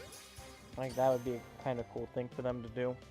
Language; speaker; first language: English; native; English